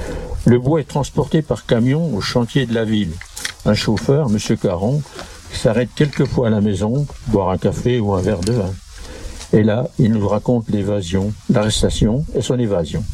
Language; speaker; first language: French; native; French